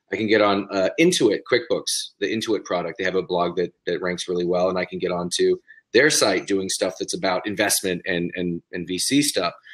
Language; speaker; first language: English; native; English